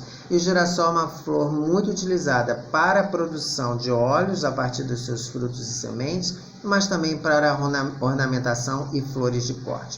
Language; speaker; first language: Portuguese; native; Portuguese